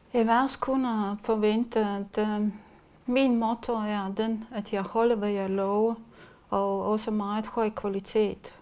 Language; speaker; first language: Danish; non-native, learner; Latvian